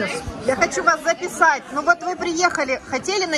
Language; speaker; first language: Russian; native; Russian